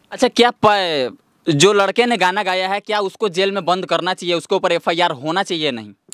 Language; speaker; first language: Hindi; native; Hindi